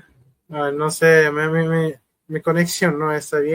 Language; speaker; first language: Spanish; non-native, learner; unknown